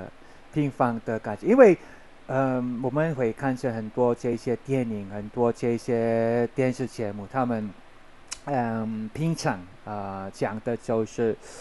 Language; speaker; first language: Chinese; non-native, learner; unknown